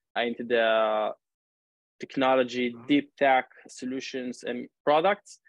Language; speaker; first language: English; non-native, fluent; Hebrew